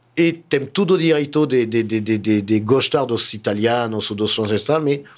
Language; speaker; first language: Portuguese; non-native, fluent; French